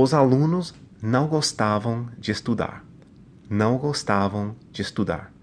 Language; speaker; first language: Portuguese; non-native, fluent; English